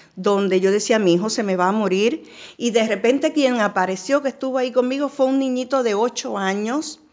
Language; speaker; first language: Spanish; native; Spanish